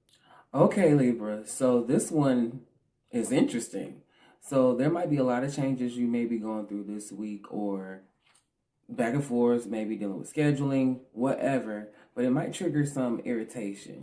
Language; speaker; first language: English; native; English